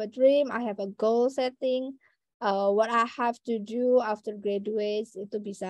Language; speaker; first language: English; non-native, fluent; Indonesian